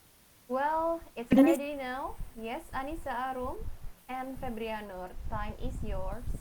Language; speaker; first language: English; non-native, fluent; Indonesian